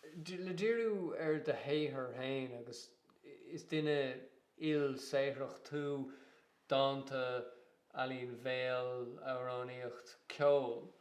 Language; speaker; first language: Irish; native; Irish